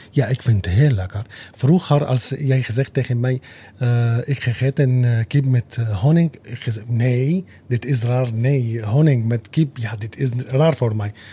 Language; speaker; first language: Dutch; non-native, learner; Arabic